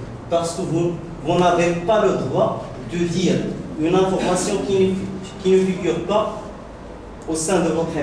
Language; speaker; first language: French; non-native, local second language; Arabic